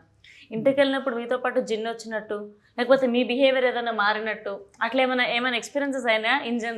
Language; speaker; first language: Telugu; native; Telugu